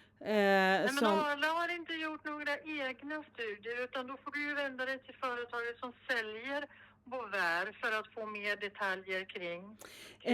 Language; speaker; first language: Swedish; native; Swedish